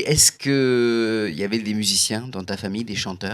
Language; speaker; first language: French; native; French